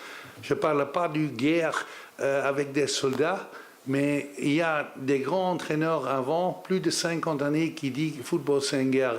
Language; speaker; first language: French; non-native, learner; Dutch